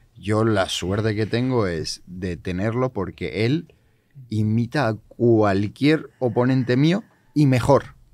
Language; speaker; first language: Spanish; non-native, fluent; Georgian